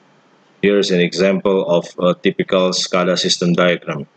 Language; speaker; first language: English; non-native, fluent; Indonesian